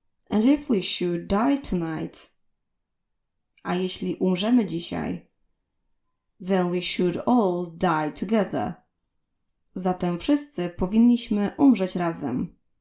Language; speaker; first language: Polish; native; Polish